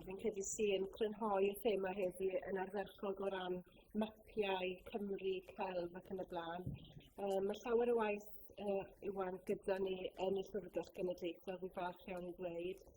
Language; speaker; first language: Welsh; native; Welsh